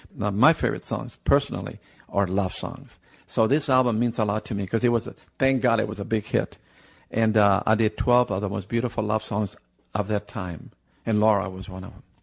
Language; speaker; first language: English; native; English